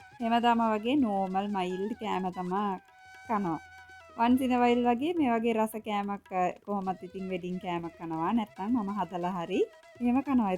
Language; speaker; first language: Sinhala; non-native, local second language; Tamil